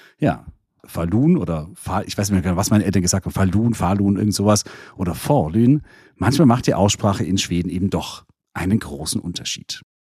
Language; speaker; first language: German; native; German